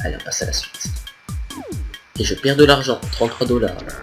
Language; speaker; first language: French; native; French